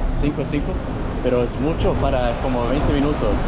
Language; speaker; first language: Spanish; non-native, learner; English